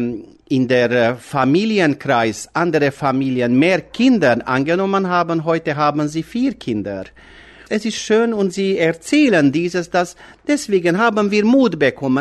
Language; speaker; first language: German; non-native, fluent; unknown